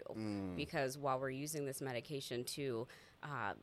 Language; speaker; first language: English; native; English